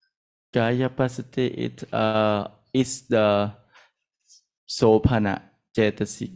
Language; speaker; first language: English; non-native, learner; Thai